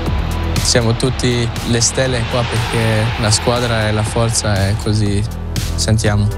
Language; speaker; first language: Italian; non-native, learner; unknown